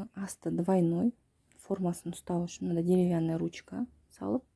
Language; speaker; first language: Russian; non-native, local second language; Kazakh